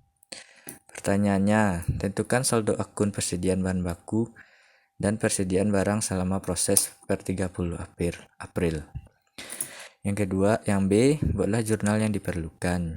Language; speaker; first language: Indonesian; native; Indonesian